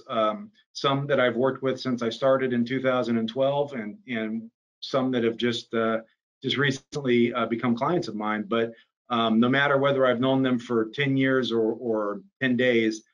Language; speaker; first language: English; native; English